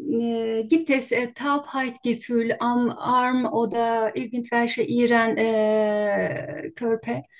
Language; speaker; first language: German; non-native, learner; Turkish